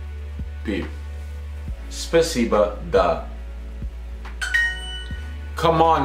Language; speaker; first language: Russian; non-native, learner; English